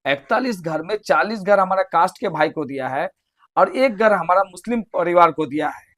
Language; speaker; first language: Hindi; non-native, local second language; Bangla